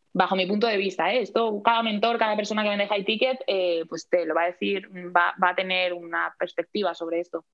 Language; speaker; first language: Spanish; native; Spanish